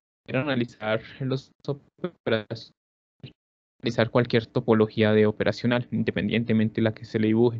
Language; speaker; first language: Spanish; native; Spanish